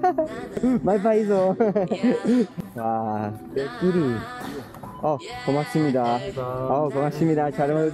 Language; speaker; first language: Korean; non-native, fluent; Spanish